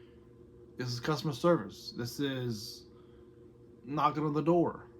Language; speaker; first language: English; native; English